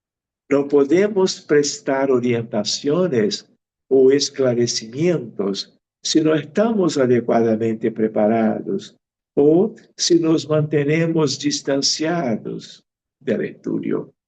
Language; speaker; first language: Spanish; non-native, fluent; Portuguese